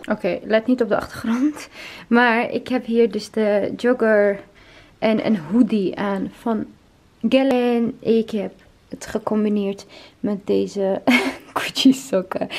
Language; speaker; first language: Dutch; non-native, fluent; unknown